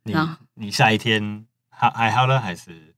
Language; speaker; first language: Chinese; non-native, fluent; English